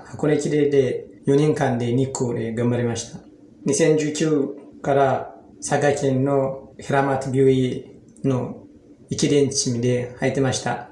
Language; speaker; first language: Japanese; non-native, fluent; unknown